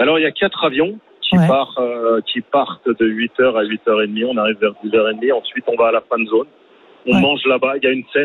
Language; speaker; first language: French; native; French